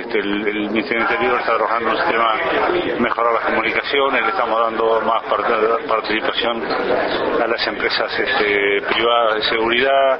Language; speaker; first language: Spanish; native; Spanish